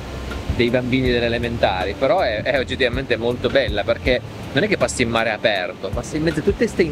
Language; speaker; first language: Italian; native; Italian